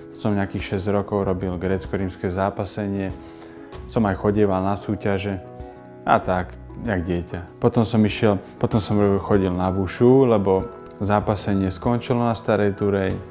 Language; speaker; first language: Slovak; native; Slovak